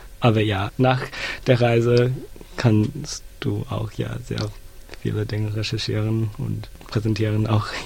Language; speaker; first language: German; non-native, fluent; Chinese